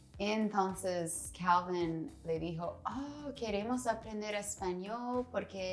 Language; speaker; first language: Spanish; non-native, learner; English